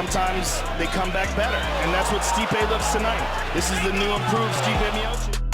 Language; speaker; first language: English; native; English